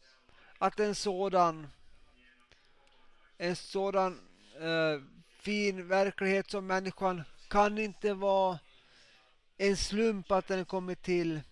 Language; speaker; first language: Swedish; non-native, local second language; Finnish